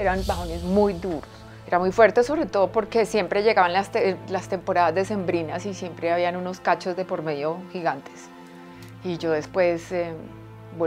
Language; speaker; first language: Spanish; native; Spanish